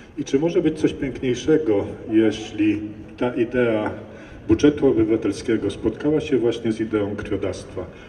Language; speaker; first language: Polish; native; Polish